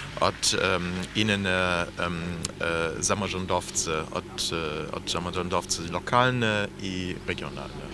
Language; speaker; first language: Polish; non-native, learner; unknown